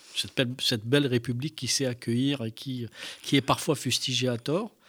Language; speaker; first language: French; non-native, local second language; Arabic